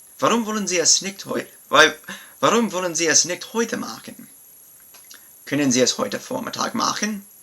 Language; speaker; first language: German; non-native, learner; English